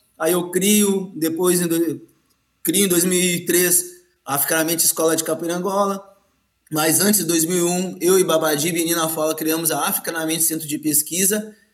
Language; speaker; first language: Portuguese; native; Portuguese